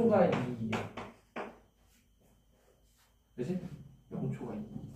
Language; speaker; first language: Korean; native; Korean